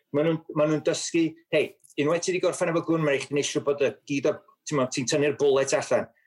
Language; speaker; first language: Welsh; native; Welsh